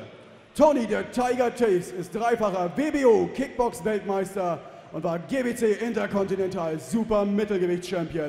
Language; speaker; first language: German; native; German